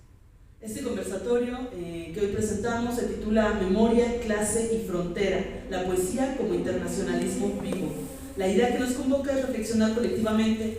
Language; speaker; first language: Spanish; native; Spanish